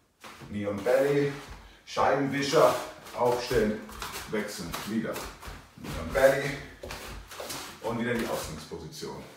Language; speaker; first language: German; native; German